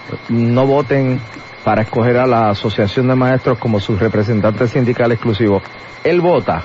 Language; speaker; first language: Spanish; native; Spanish